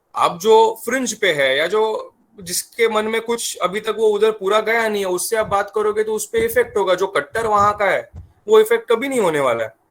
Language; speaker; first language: Hindi; non-native, local second language; Marathi